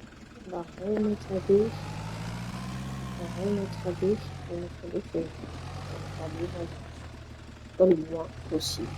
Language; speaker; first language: French; native; French